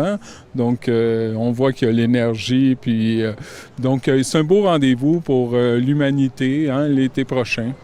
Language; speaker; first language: French; native; French